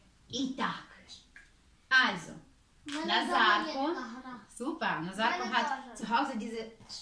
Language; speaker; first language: German; non-native, fluent; Ukrainian